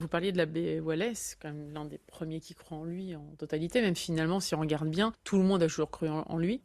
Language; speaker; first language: French; native; French